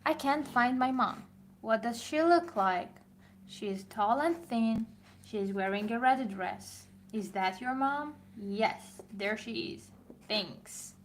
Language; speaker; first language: English; non-native, fluent; Persian